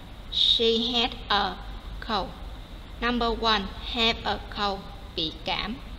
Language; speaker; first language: English; non-native, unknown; Vietnamese